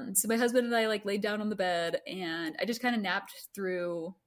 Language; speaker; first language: English; native; English